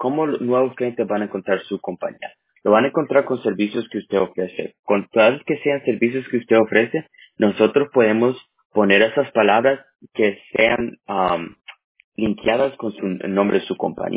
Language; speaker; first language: Spanish; early bilingual, heritage; Spanish